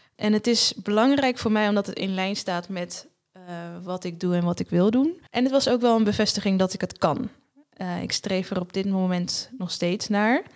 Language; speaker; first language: Dutch; early bilingual, other home language; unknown